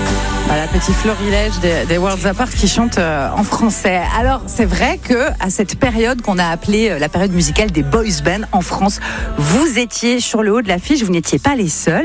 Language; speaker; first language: French; native; French